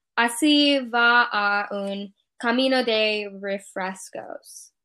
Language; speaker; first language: Spanish; non-native, learner; English